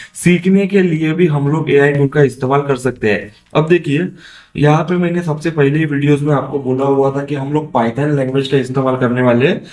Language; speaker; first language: Hindi; non-native, local second language; Marathi